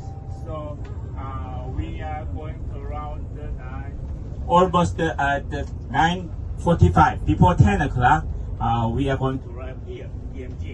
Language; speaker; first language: English; non-native, fluent; Korean